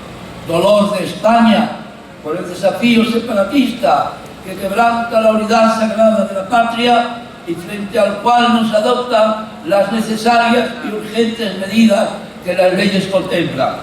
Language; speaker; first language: Spanish; native; Spanish